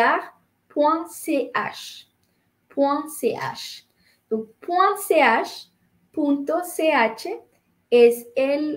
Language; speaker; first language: French; non-native, fluent; Spanish